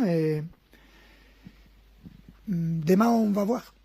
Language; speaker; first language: French; non-native, fluent; Spanish